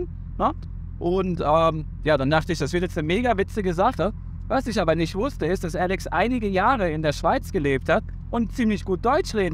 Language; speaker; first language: German; native; German